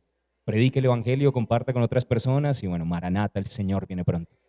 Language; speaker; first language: Spanish; native; Spanish